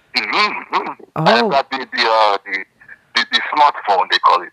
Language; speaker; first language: English; non-native, fluent; French